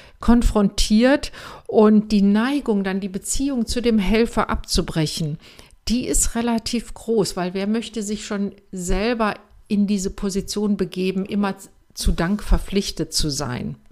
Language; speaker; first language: German; native; German